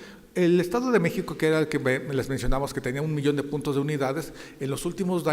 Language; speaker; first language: Spanish; native; Spanish